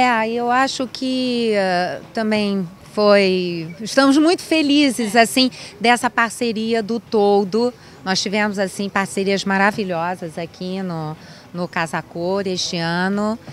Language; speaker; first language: Portuguese; native; Portuguese